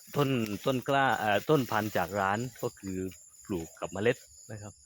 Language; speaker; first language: Thai; non-native, local second language; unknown